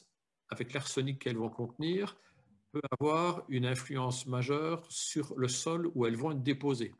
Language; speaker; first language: French; native; French